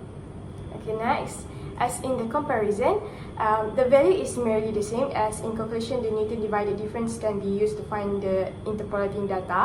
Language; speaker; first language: English; non-native, local second language; Malay